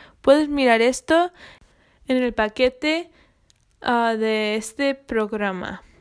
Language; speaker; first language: Spanish; non-native, fluent; English